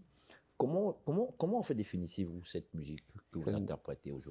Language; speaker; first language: French; native; French